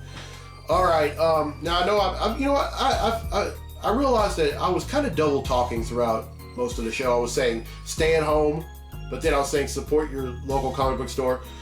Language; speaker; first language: English; native; English